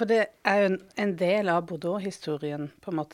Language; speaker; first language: Norwegian; native; Norwegian